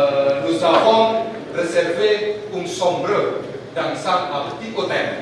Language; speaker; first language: French; non-native, learner; Indonesian